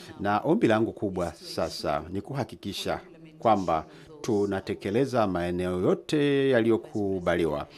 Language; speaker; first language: Swahili; native; Swahili